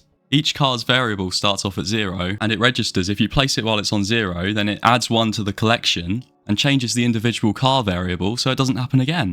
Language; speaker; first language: English; native; English